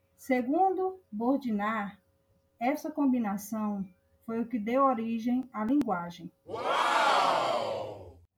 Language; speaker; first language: Portuguese; native; Portuguese